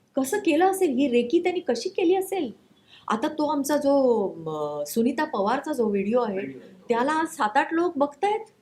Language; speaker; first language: Marathi; non-native, local second language; Konkani